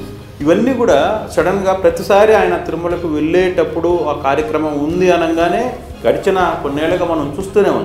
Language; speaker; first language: Telugu; native; Telugu